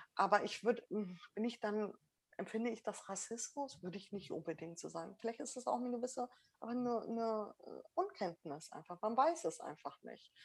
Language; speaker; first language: German; early bilingual, other home language; Arabic